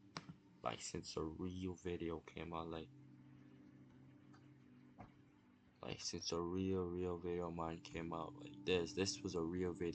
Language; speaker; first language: English; native; English